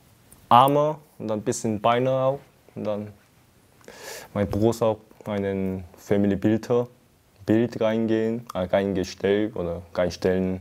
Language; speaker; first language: German; non-native, learner; Korean